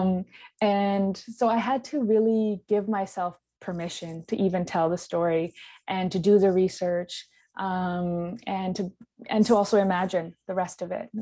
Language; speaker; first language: English; non-native, local second language; Tibetan